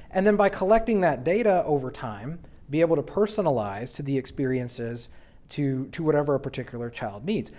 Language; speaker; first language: English; native; English